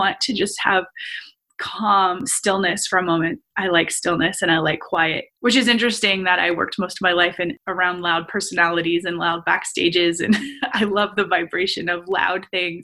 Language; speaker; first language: English; native; English